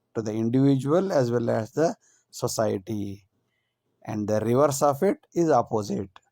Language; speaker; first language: English; non-native, local second language; Kannada